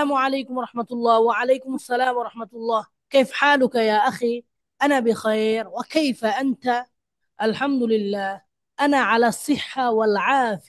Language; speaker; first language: Arabic; non-native, fluent; Bangla